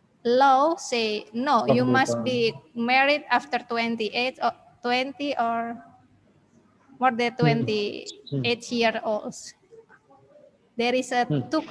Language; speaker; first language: English; non-native, learner; Indonesian